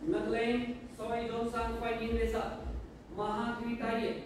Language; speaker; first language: Vietnamese; non-native, learner; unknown